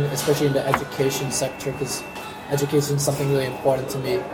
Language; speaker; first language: English; native; English